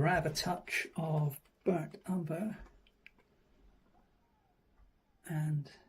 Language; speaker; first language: English; native; English